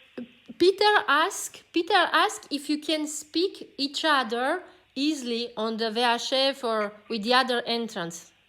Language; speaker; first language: English; non-native, fluent; French